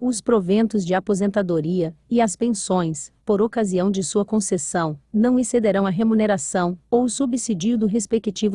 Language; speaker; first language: Portuguese; native; Portuguese